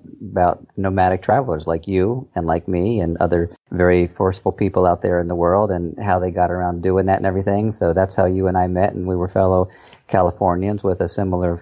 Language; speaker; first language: English; native; English